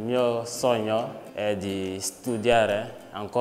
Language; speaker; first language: Italian; non-native, learner; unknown